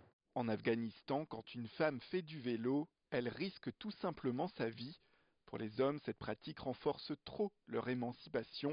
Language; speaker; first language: French; native; French